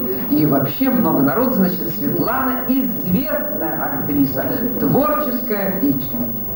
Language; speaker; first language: Russian; native; Russian